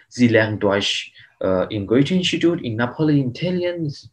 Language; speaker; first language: German; non-native, learner; Hindi